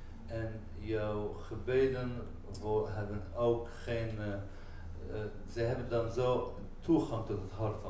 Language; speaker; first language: Dutch; non-native, fluent; Arabic